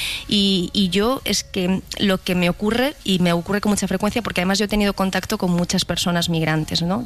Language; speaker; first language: Spanish; native; Spanish